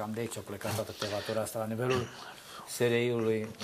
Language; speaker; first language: Romanian; native; Romanian